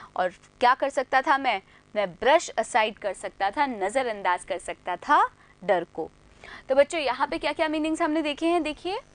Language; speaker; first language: Hindi; native; Hindi